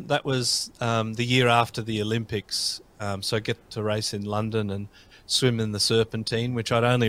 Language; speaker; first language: English; native; English